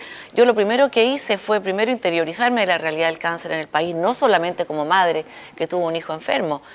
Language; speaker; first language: Spanish; native; Spanish